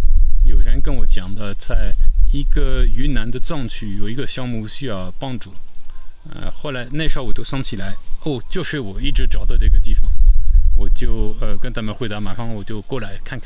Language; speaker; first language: Chinese; non-native, fluent; French